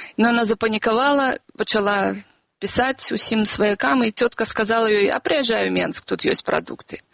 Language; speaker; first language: Belarusian; non-native, local second language; Russian